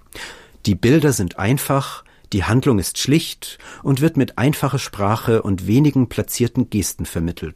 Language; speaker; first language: German; native; German